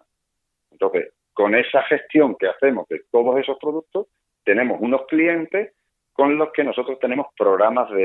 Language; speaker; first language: Spanish; native; Spanish